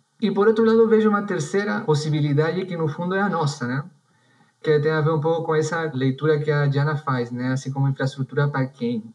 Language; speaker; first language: Portuguese; non-native, fluent; Spanish